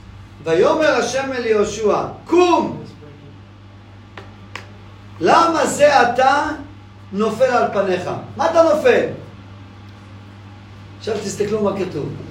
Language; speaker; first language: Hebrew; non-native, fluent; English